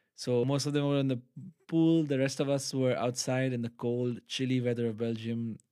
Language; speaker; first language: English; non-native, local second language; Urdu